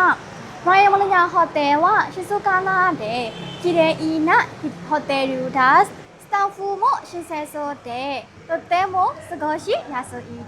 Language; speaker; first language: Japanese; non-native, learner; Burmese